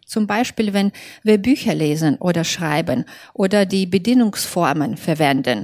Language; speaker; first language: German; non-native, fluent; Belarusian